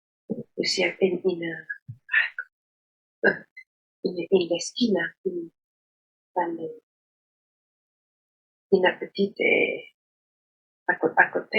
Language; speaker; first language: French; non-native, learner; Spanish